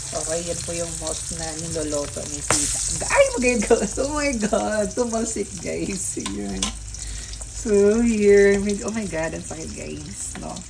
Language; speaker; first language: Filipino; non-native, local second language; Cebuano